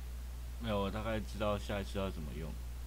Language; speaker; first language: Chinese; native; Chinese